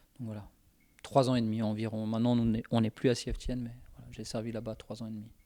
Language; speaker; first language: French; native; French